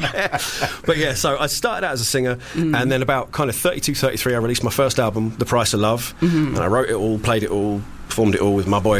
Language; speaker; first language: English; native; English